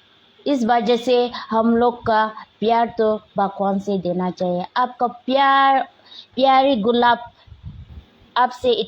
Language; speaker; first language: Hindi; non-native, local second language; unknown